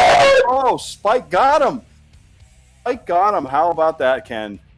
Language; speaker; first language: English; native; English